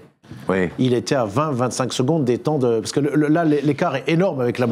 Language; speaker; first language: French; native; French